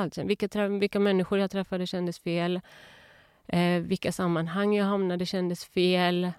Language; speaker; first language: Swedish; early bilingual, other home language; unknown